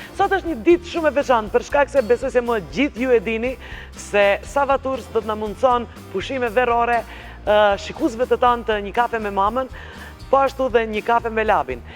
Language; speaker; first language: Albanian; native; Albanian